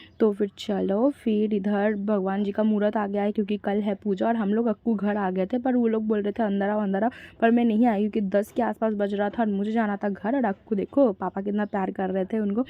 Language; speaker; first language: Hindi; non-native, local second language; Bangla